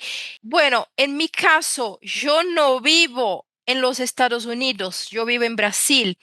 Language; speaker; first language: Spanish; non-native, fluent; Portuguese